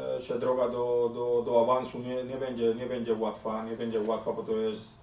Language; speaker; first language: Polish; non-native, learner; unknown